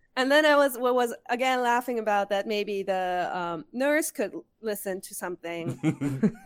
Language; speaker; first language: English; non-native, fluent; German